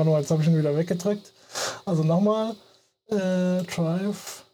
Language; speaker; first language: German; native; German